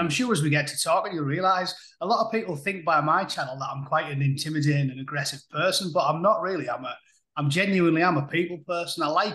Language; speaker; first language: English; native; English